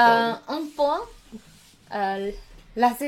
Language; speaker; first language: French; non-native, learner; Khmer